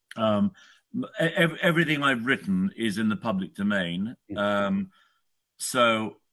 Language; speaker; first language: English; native; English